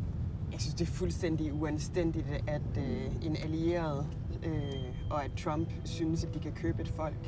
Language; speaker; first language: Danish; native; Danish